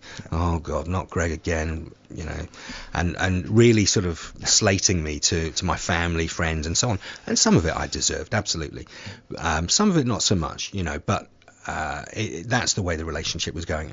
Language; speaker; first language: English; native; English